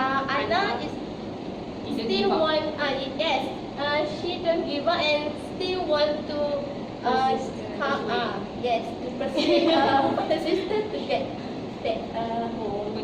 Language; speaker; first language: English; non-native, local second language; Malay